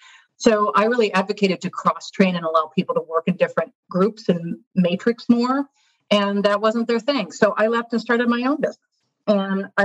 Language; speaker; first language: English; native; English